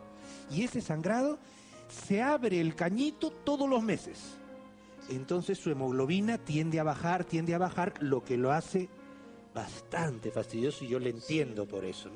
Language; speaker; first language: Spanish; native; Spanish